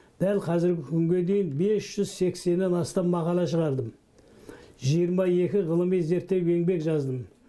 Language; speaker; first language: Kazakh; early bilingual, heritage; Kazakh